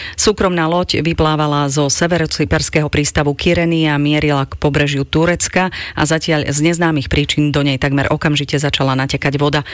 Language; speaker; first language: Slovak; native; Slovak